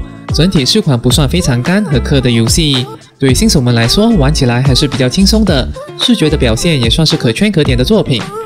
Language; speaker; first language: Chinese; native; Chinese